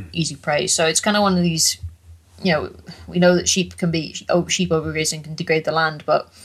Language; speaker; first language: English; native; English